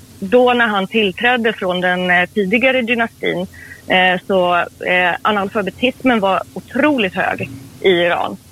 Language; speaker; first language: Swedish; early bilingual, other home language; Persian